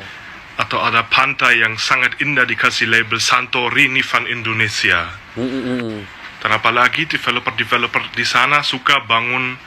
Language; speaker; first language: Indonesian; non-native, fluent; German